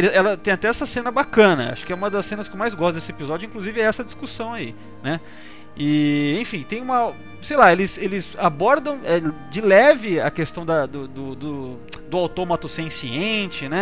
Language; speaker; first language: Portuguese; native; Portuguese